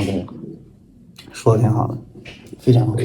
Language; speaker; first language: Chinese; native; Chinese